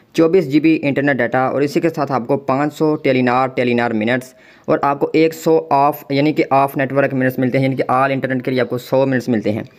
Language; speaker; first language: Urdu; non-native, local second language; Punjabi